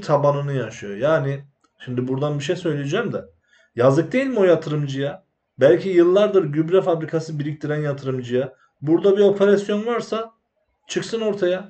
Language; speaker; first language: Turkish; native; Turkish